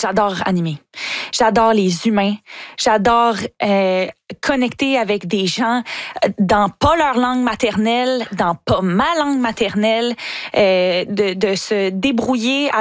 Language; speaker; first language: French; native; French